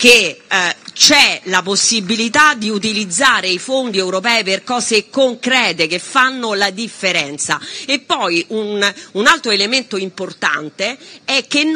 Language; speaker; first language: Italian; native; Italian